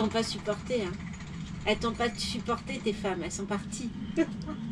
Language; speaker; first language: French; native; French